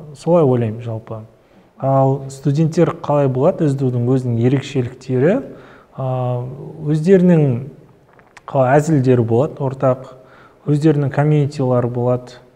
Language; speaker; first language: Kazakh; early bilingual, other home language; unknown